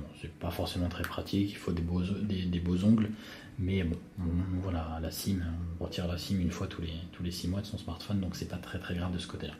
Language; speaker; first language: French; native; French